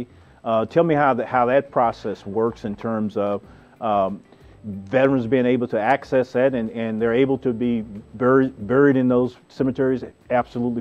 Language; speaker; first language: English; native; English